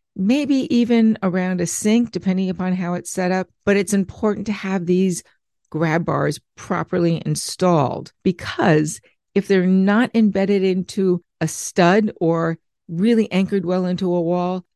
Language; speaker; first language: English; native; English